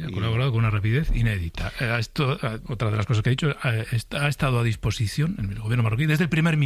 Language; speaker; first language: Spanish; native; Spanish